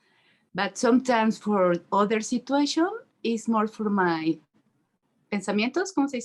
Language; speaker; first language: English; non-native, learner; Spanish